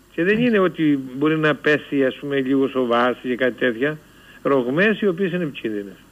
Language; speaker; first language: Greek; native; Greek